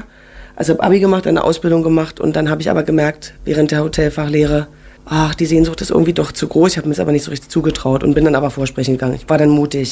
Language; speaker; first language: German; native; German